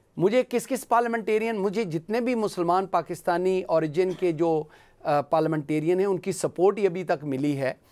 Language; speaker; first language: Urdu; non-native, local second language; Punjabi